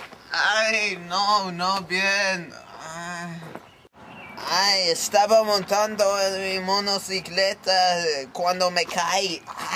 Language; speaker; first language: Spanish; non-native, learner; English